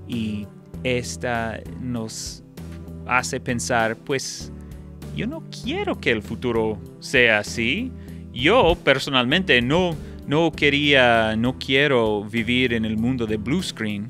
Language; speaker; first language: Spanish; non-native, fluent; English